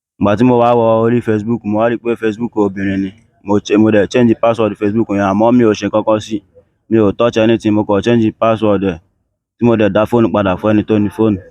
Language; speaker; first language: Yoruba; non-native, local second language; Igbo